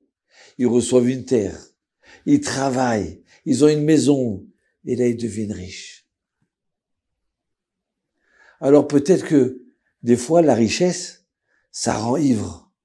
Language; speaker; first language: French; native; French